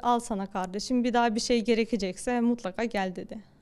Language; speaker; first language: Turkish; non-native, fluent; Ukrainian